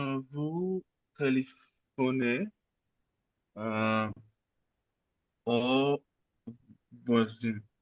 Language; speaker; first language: French; non-native, learner; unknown